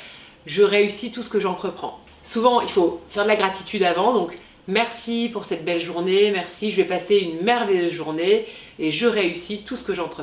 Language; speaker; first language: French; native; French